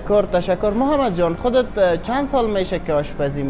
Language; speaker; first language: Persian; native; Persian